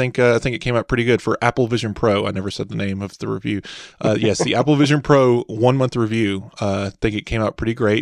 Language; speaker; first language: English; native; English